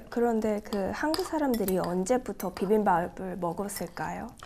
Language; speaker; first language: Korean; non-native, fluent; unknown